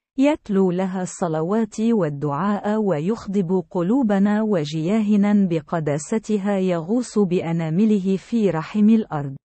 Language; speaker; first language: Arabic; non-native, local second language; Central Kurdish